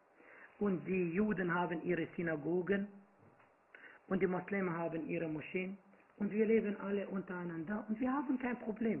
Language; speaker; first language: German; non-native, fluent; Arabic